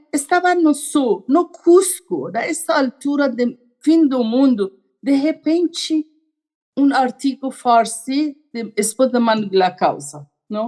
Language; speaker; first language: Portuguese; non-native, learner; Persian